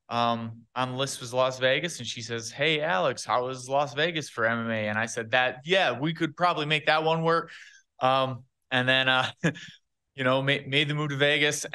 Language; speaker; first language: English; native; English